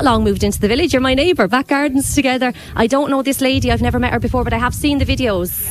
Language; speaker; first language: English; native; English